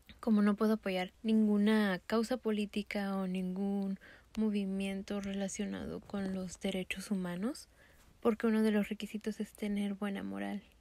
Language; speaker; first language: Spanish; native; Spanish